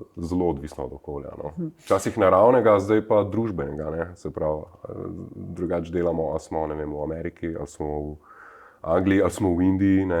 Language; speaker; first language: Slovenian; native; Slovenian